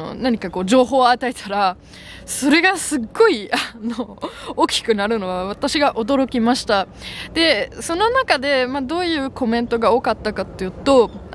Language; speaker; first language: Japanese; non-native, fluent; German